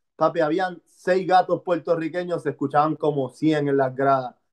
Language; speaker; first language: Spanish; native; Spanish